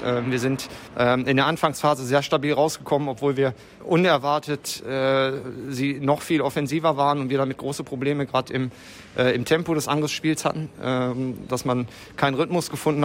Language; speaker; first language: German; native; German